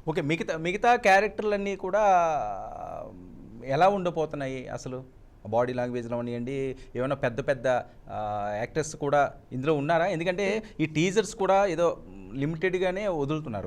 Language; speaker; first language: Telugu; native; Telugu